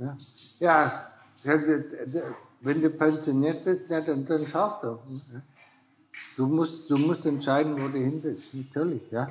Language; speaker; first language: German; non-native, fluent; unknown